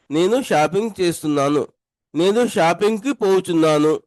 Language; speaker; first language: Telugu; non-native, local second language; Urdu